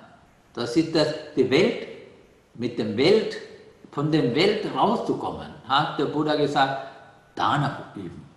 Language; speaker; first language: German; non-native, learner; Sinhala